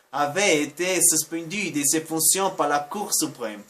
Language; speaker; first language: French; non-native, fluent; Portuguese